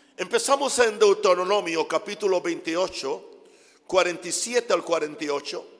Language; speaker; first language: Spanish; non-native, fluent; English